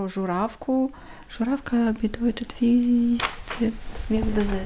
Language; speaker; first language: German; non-native, learner; Ukrainian